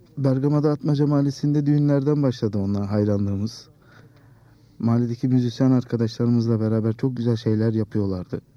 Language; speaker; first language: Turkish; native; Turkish